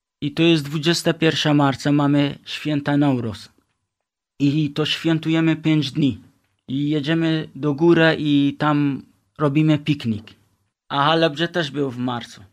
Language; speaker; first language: Polish; non-native, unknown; Kurdish